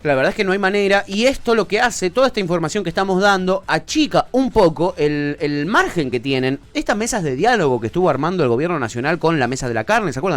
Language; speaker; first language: Spanish; native; Spanish